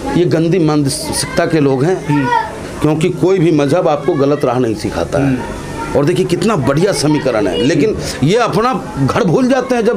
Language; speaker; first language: Hindi; native; Hindi